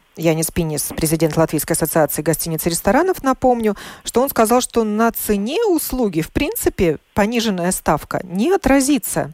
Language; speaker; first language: Russian; native; Russian